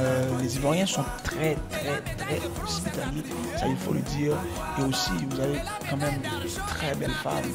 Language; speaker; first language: French; non-native, local second language; Haitian Creole